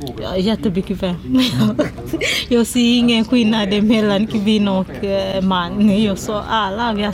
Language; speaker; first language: Swedish; non-native, learner; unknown